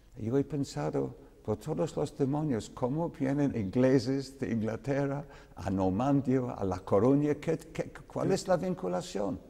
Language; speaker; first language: Spanish; non-native, learner; English